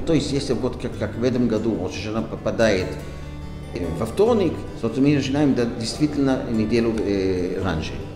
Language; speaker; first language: Russian; non-native, fluent; Hebrew